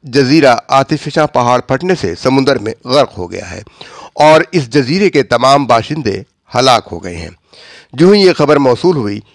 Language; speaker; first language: Urdu; native; Urdu